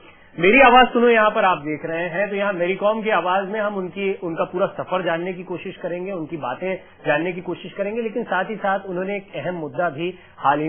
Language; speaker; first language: Hindi; native; Hindi